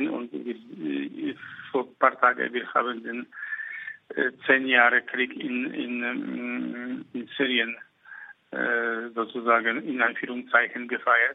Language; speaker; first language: German; non-native, fluent; Polish